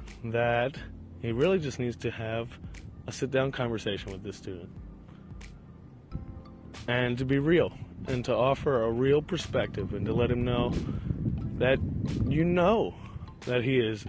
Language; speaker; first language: English; native; English